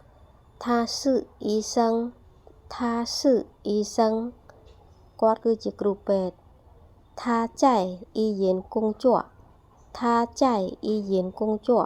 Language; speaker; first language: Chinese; non-native, fluent; Khmer